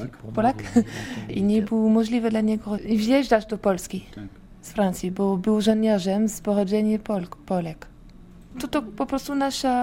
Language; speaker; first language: Polish; non-native, learner; French